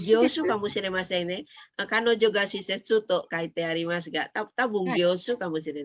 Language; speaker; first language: Japanese; non-native, fluent; Indonesian